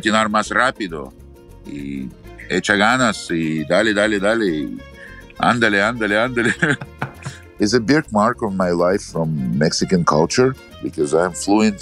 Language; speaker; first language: English; non-native, learner; Ukrainian